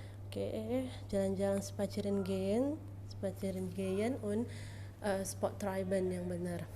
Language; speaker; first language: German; non-native, fluent; Indonesian